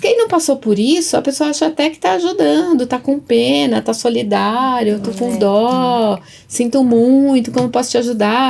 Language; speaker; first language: Portuguese; native; Portuguese